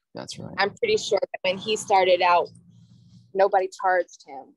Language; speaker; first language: English; native; English